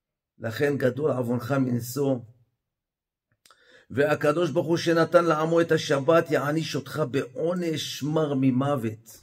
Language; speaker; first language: Hebrew; native; Hebrew